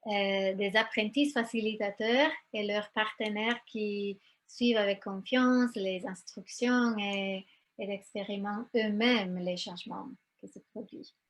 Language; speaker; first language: French; non-native, fluent; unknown